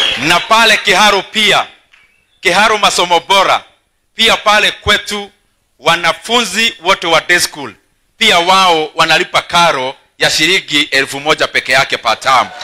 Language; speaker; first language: Swahili; non-native, local second language; Kikuyu